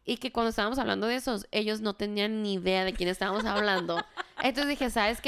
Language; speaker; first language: Spanish; early bilingual, heritage; Spanish